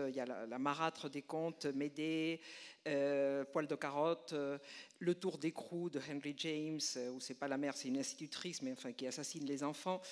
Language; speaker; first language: French; non-native, fluent; Spanish